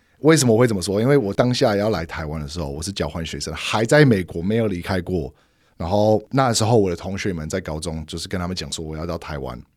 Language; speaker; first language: Chinese; non-native, fluent; English